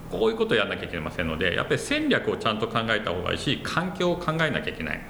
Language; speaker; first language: Japanese; non-native, fluent; English